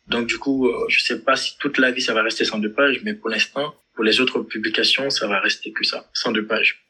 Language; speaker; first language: French; non-native, local second language; Haitian Creole